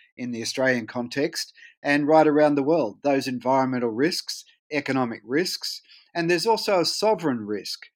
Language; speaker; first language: English; native; English